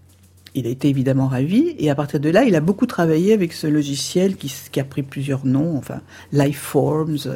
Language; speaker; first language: French; native; French